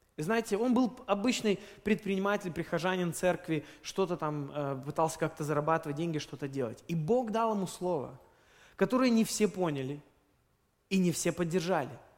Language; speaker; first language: Russian; native; Russian